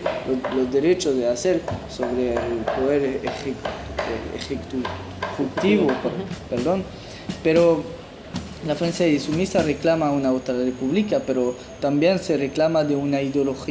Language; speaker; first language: Spanish; non-native, fluent; French